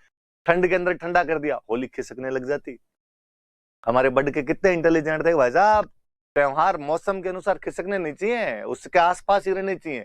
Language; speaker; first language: Hindi; native; Hindi